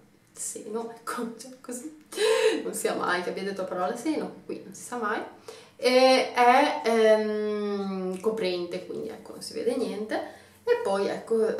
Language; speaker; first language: Italian; native; Italian